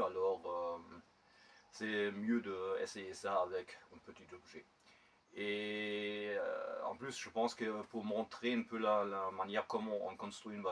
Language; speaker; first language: French; non-native, fluent; German